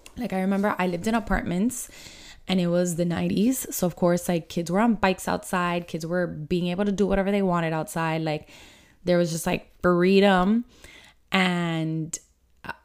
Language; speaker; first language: English; early bilingual, other home language; Spanish